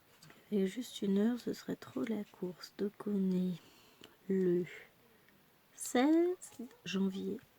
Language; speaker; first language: French; native; French